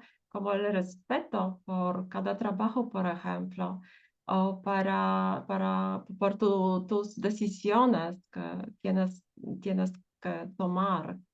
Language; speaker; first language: Spanish; non-native, fluent; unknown